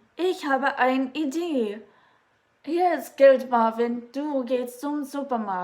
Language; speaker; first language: German; non-native, learner; English